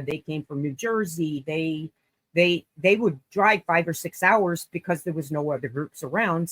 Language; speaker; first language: English; native; English